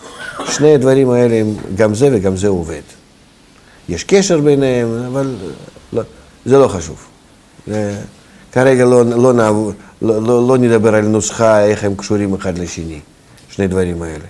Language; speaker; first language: Hebrew; non-native, fluent; Russian